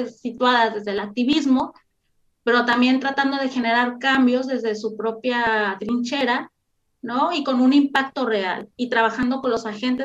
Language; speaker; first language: Spanish; native; Spanish